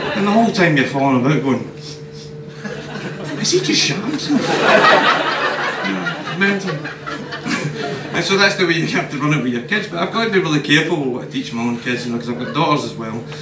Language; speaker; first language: English; native; English